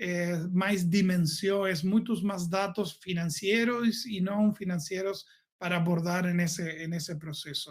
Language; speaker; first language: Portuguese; non-native, learner; Spanish